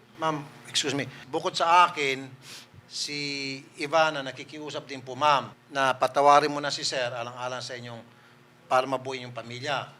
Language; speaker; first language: Filipino; native; Filipino